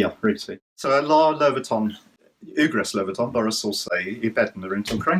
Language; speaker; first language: Norwegian; non-native, fluent; English